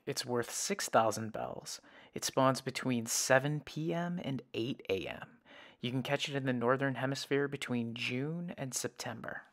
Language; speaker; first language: English; native; English